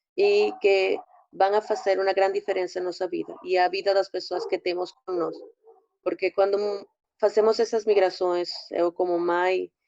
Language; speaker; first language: Portuguese; non-native, fluent; Spanish